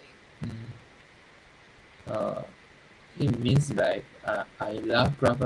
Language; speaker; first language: English; non-native, learner; Japanese